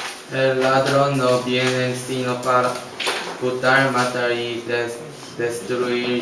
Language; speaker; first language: Spanish; non-native, learner; Korean